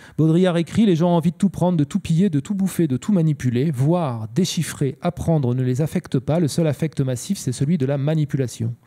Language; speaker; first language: French; native; French